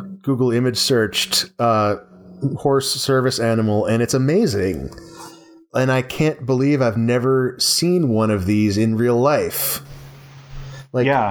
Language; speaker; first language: English; native; English